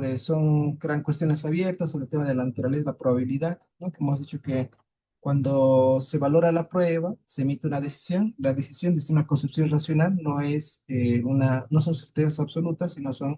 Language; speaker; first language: Spanish; native; Spanish